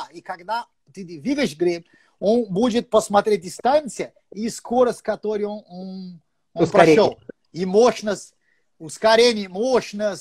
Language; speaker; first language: Russian; non-native, learner; English